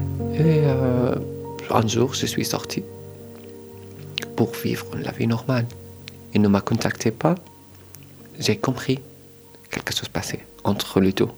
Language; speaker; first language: French; non-native, learner; Arabic